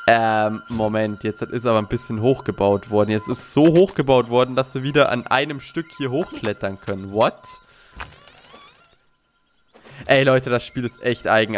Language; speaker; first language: German; native; German